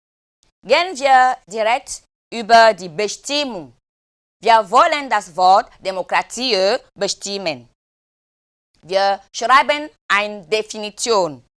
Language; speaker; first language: German; non-native, learner; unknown